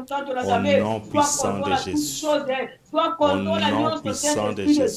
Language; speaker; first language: French; non-native, local second language; Lingala